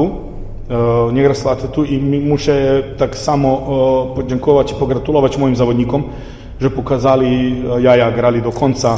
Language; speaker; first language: Polish; non-native, fluent; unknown